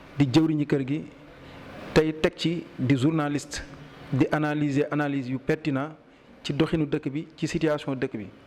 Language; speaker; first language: Wolof; native; Wolof